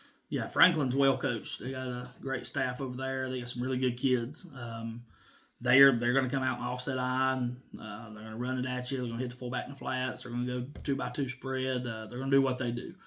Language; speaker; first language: English; native; English